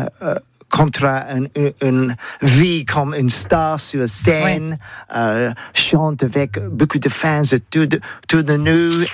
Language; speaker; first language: French; non-native, learner; English